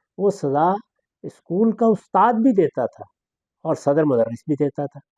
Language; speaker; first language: Urdu; non-native, local second language; Punjabi